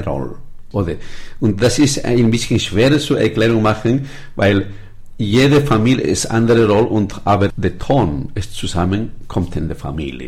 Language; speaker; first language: German; non-native, learner; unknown